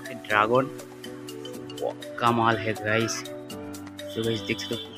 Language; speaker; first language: Hindi; non-native, local second language; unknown